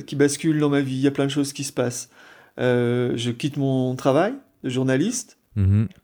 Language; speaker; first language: French; native; French